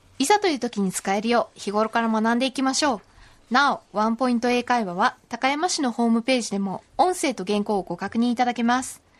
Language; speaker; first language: Japanese; native; Japanese